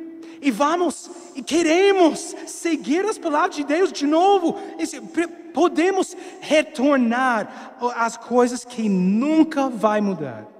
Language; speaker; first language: Portuguese; non-native, learner; English